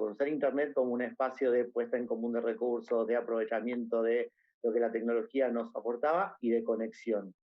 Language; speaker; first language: Spanish; native; Spanish